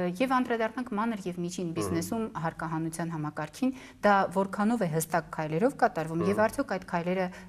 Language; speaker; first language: Armenian; native; Armenian